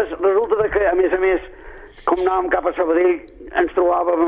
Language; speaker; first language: Catalan; native; Catalan